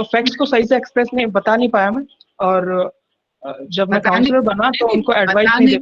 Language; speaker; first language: Hindi; native; Hindi